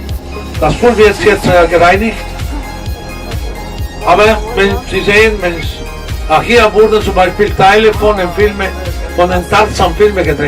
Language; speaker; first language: German; non-native, fluent; Spanish